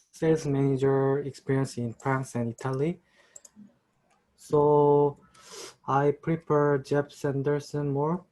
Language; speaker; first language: English; non-native, learner; Korean